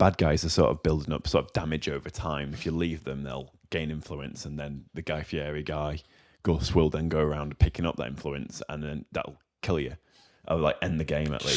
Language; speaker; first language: English; native; English